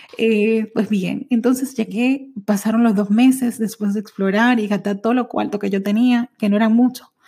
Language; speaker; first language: Spanish; early bilingual, heritage; Spanish